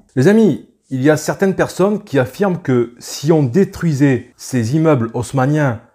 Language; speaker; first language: French; native; French